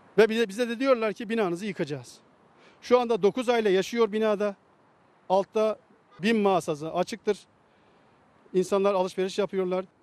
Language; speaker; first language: Turkish; native; Turkish